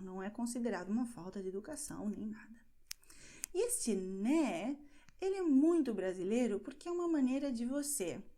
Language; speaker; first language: Portuguese; non-native, fluent; Spanish